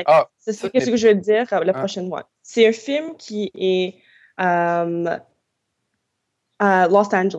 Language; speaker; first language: French; non-native, local second language; English